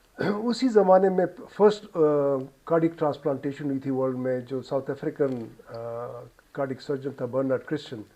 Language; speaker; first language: Urdu; non-native, local second language; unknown